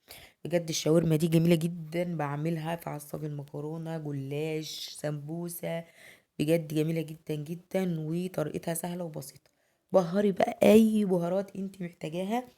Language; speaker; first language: Arabic; native; Arabic